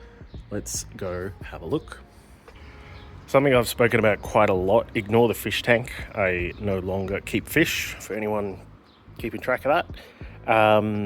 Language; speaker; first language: English; native; English